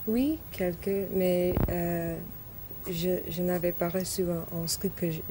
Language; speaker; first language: French; non-native, learner; English